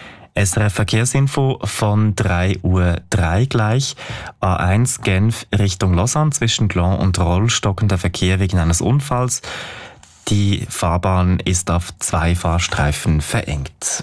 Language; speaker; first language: German; native; German